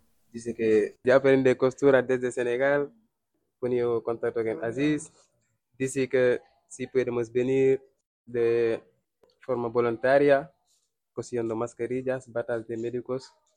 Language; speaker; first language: Spanish; non-native, learner; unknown